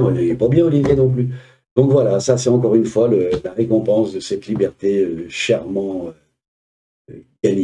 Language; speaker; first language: French; native; French